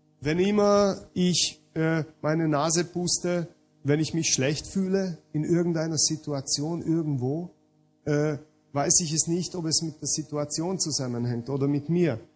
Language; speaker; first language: German; non-native, fluent; Hungarian